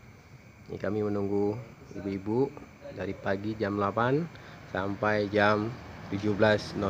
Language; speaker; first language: Indonesian; native; Indonesian